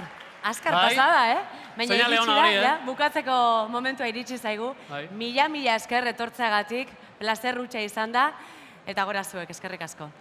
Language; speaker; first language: Basque; native; Basque